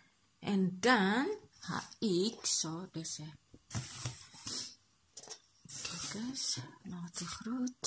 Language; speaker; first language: Dutch; non-native, learner; Indonesian